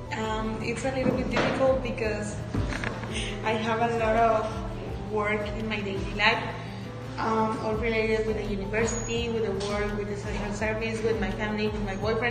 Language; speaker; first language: English; non-native, fluent; Spanish